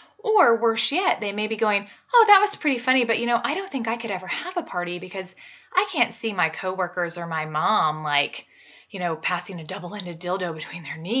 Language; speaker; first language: English; native; English